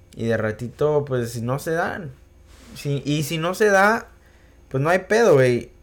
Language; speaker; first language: Spanish; early bilingual, heritage; Spanish